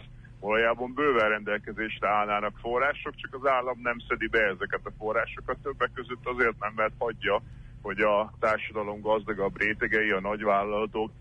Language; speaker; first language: Hungarian; native; Hungarian